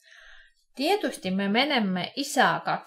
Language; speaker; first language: Finnish; non-native, fluent; Russian